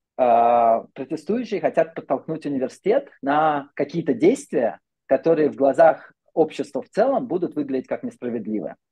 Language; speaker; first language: Russian; native; Russian